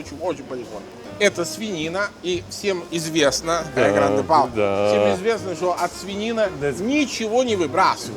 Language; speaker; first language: Russian; non-native, fluent; Italian